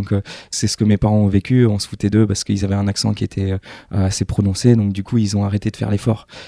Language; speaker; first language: French; early bilingual, other home language; English